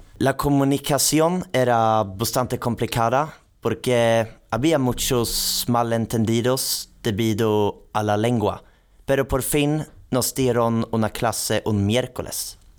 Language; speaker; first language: Spanish; non-native, learner; Swedish